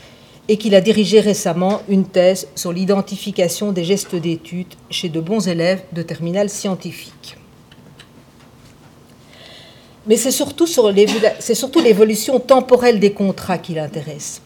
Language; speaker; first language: French; native; French